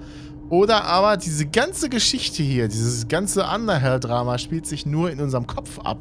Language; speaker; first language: German; native; German